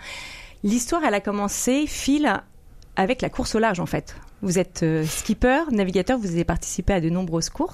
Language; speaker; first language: French; native; French